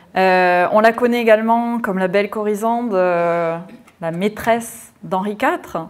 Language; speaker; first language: French; native; French